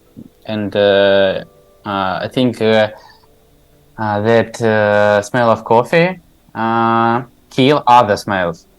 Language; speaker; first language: English; non-native, learner; Tajik